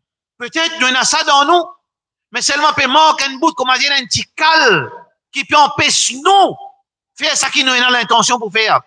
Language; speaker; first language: French; non-native, local second language; Morisyen